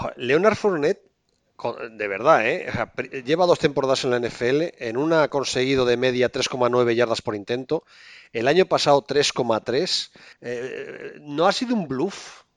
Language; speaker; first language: Spanish; native; Spanish